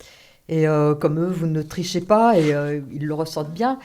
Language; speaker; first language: French; native; French